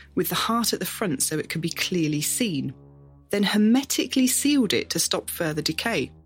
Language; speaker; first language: English; native; English